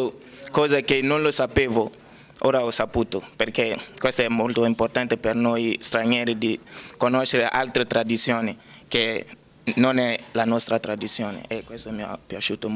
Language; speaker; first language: Italian; non-native, learner; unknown